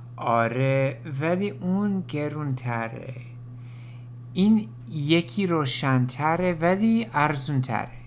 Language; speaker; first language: Persian; non-native, learner; English